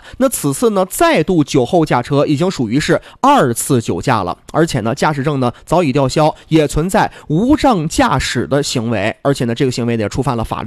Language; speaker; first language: Chinese; native; Chinese